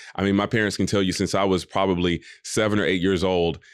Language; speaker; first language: English; native; English